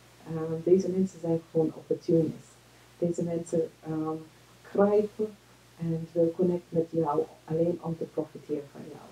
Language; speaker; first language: Dutch; non-native, fluent; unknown